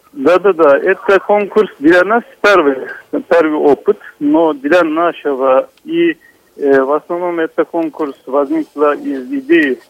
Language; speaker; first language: Russian; non-native, fluent; Turkish